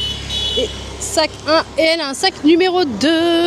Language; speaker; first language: French; native; French